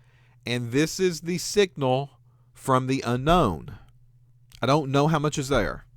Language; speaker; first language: English; native; English